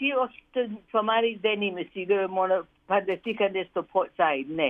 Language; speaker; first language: Greek; early bilingual, heritage; Greek